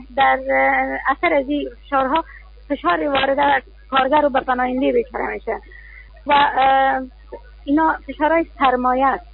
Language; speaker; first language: Persian; native; Persian